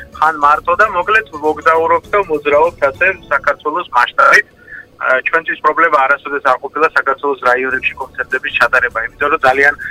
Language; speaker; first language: Georgian; native; Georgian